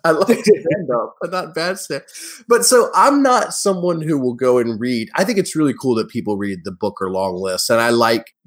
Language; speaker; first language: English; native; English